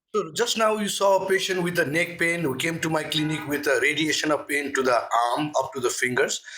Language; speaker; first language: English; non-native, local second language; Nepali